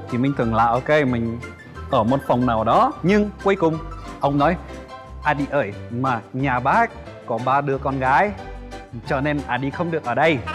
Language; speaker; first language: Vietnamese; non-native, fluent; Polish